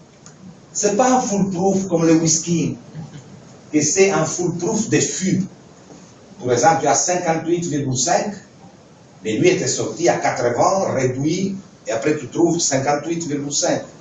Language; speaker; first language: French; non-native, fluent; Italian